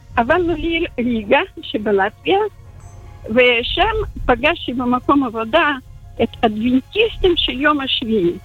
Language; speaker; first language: Hebrew; non-native, fluent; Russian